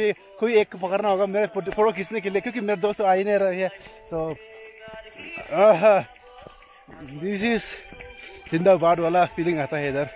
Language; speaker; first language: Hindi; non-native, local second language; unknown